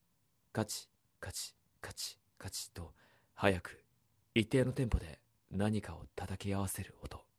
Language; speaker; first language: Japanese; native; Japanese